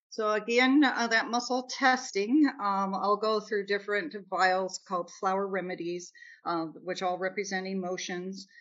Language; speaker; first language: English; native; English